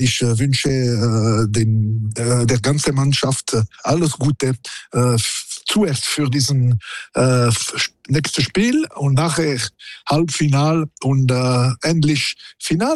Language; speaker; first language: German; non-native, local second language; French